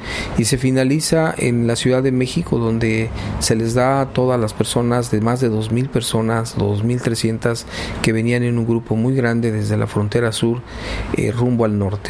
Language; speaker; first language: Spanish; native; Spanish